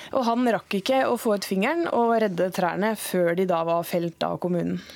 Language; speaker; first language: Norwegian; native; Norwegian